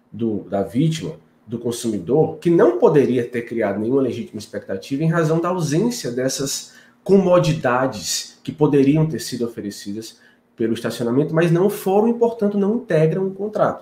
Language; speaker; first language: Portuguese; native; Portuguese